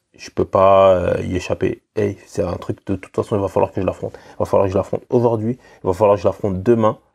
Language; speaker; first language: French; native; French